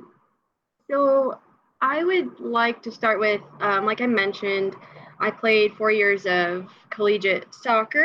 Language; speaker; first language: English; native; English